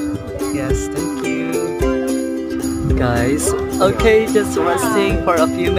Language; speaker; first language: English; non-native, learner; Filipino